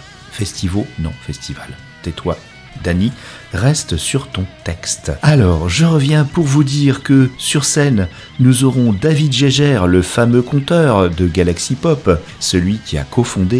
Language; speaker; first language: French; native; French